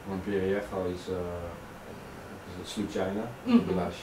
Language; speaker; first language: Russian; non-native, learner; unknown